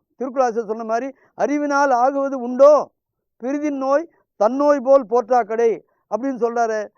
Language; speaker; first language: Tamil; non-native, local second language; Hindi